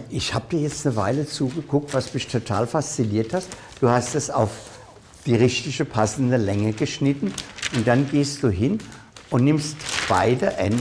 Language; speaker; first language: German; native; German